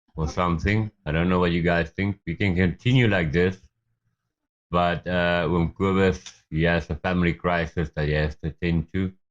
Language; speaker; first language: English; non-native, local second language; Afrikaans